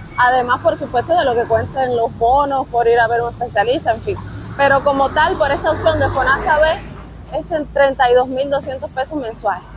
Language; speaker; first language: Spanish; native; Spanish